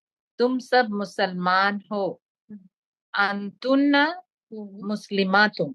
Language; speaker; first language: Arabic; non-native, learner; Urdu